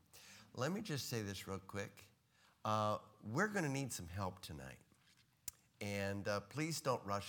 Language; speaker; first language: English; native; English